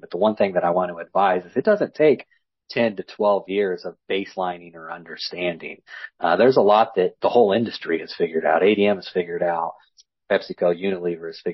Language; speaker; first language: English; native; English